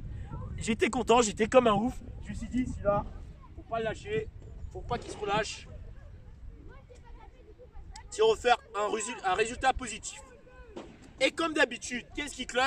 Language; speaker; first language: French; native; French